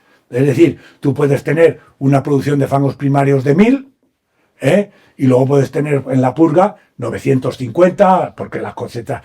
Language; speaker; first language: Spanish; native; Spanish